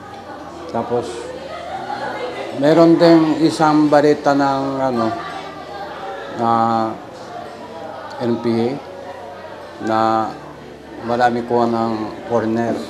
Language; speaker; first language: Filipino; non-native, learner; Japanese